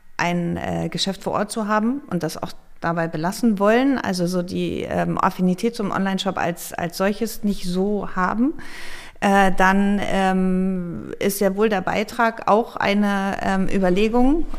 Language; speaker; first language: German; native; German